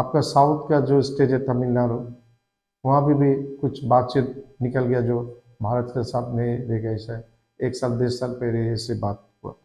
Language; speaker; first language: Hindi; non-native, learner; Bangla